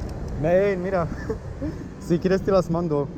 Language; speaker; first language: Spanish; non-native, fluent; English